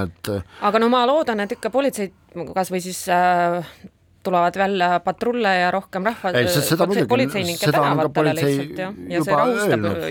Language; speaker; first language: Estonian; non-native, local second language; Russian